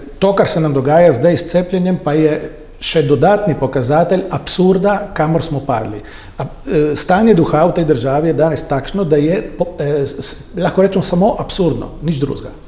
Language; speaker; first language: Slovenian; native; Slovenian